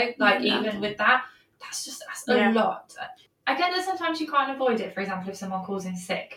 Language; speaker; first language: English; native; English